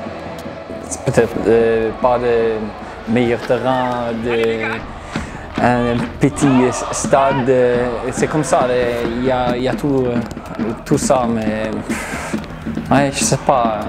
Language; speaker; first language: French; non-native, learner; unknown